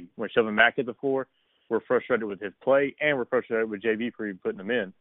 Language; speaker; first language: English; native; English